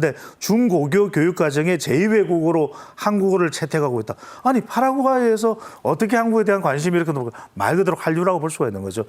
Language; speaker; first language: Korean; native; Korean